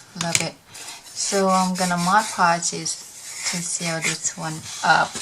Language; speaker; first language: English; non-native, learner; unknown